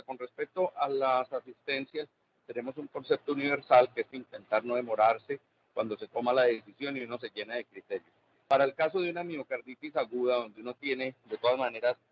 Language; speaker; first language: Spanish; native; Spanish